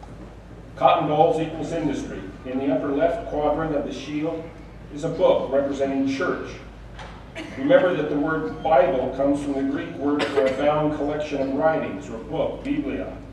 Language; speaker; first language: English; native; English